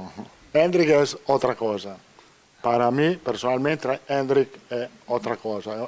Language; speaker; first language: Portuguese; non-native, fluent; Italian